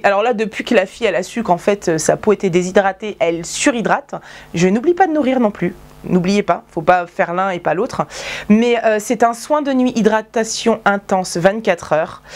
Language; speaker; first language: French; native; French